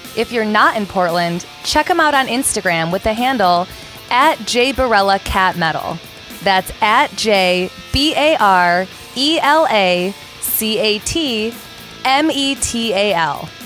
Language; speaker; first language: English; native; English